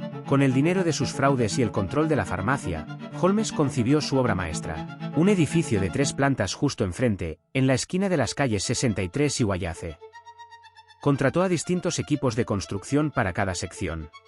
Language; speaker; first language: Spanish; native; Spanish